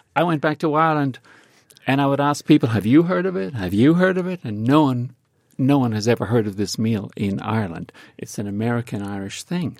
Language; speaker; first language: English; native; English